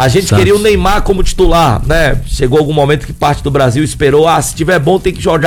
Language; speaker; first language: Portuguese; native; Portuguese